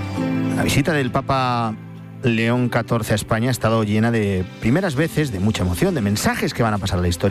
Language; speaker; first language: Spanish; native; Spanish